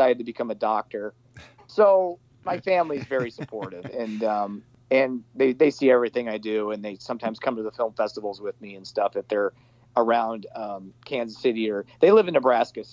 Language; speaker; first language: English; native; English